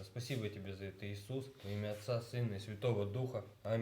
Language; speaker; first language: Russian; native; Russian